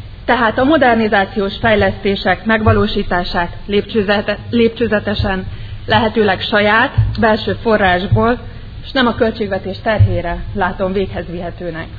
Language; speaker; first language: Hungarian; native; Hungarian